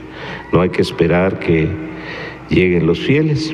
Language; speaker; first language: Spanish; native; Spanish